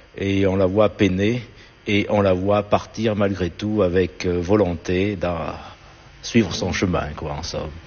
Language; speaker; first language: French; native; French